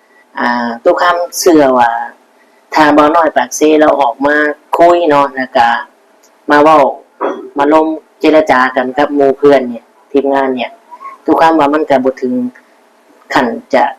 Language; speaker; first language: Thai; non-native, local second language; Northeastern Thai